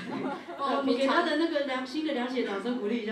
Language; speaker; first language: Chinese; native; Chinese